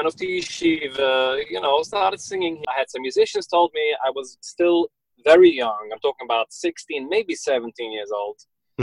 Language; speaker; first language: English; early bilingual, other home language; Yiddish